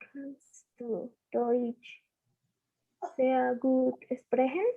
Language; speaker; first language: German; non-native, learner; Spanish